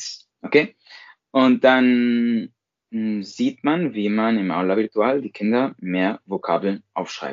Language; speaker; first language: German; non-native, fluent; Spanish